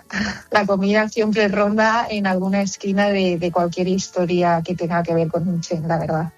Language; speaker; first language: Spanish; native; Spanish